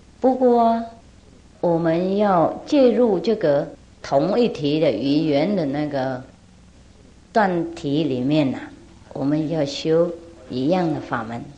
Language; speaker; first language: Chinese; non-native, fluent; Vietnamese